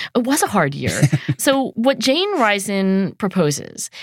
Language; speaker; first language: English; early bilingual, other home language; Chinese